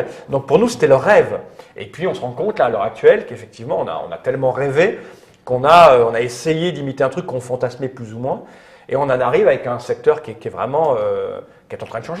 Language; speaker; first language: French; native; French